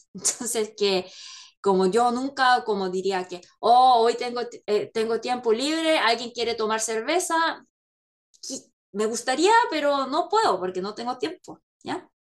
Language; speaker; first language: Spanish; non-native, fluent; Korean